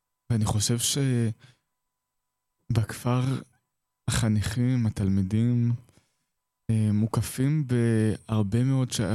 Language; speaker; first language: Hebrew; native; Hebrew